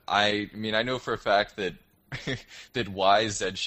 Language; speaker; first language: English; native; English